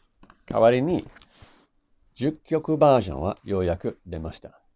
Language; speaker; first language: Japanese; non-native, fluent; English